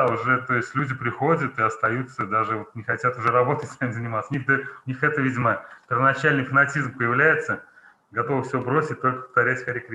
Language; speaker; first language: Russian; native; Russian